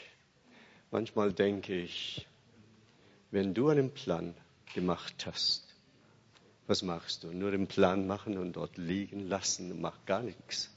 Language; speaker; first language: German; non-native, fluent; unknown